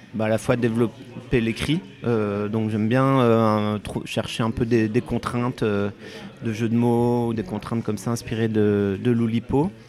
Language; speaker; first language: French; native; French